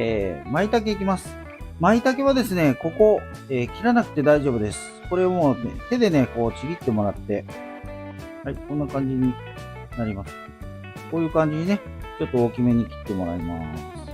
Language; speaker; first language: Japanese; native; Japanese